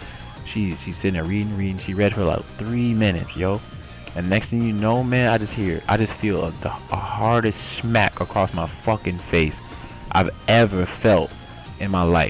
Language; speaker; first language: English; native; English